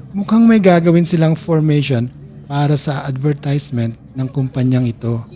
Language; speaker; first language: Filipino; native; Filipino